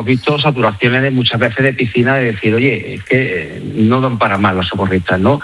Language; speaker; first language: Spanish; native; Spanish